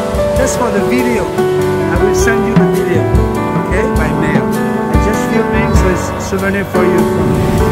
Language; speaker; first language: English; non-native, fluent; French